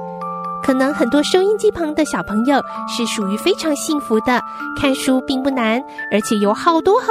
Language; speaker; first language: Chinese; native; Chinese